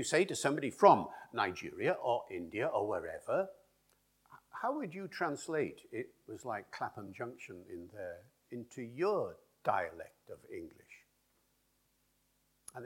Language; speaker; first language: English; native; English